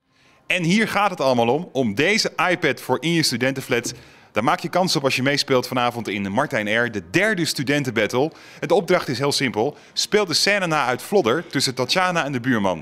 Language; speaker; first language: Dutch; native; Dutch